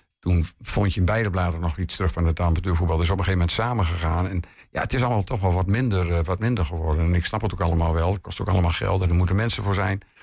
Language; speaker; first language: Dutch; native; Dutch